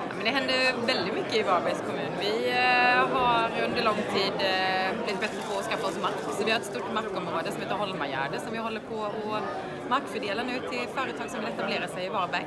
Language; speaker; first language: Swedish; native; Swedish